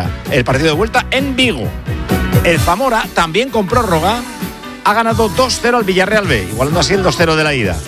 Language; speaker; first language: Spanish; native; Spanish